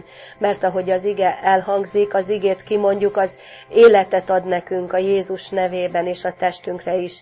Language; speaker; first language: Hungarian; native; Hungarian